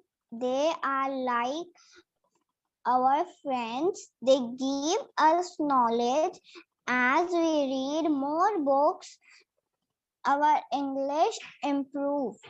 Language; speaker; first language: English; non-native, learner; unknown